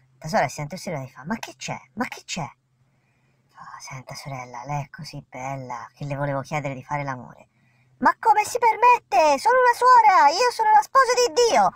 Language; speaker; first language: Italian; native; Italian